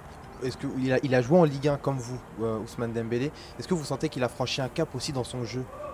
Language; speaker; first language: French; native; French